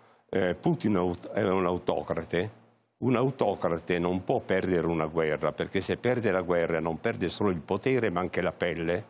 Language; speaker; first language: Italian; native; Italian